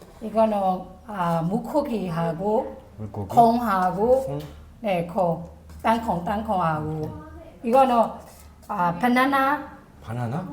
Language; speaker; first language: Korean; non-native, learner; Burmese